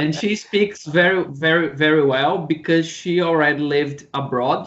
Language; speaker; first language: English; non-native, learner; Portuguese